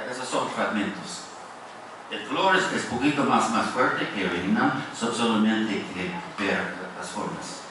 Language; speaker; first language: Spanish; non-native, fluent; English